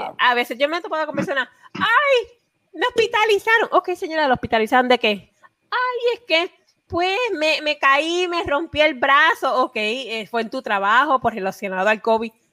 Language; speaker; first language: Spanish; native; Spanish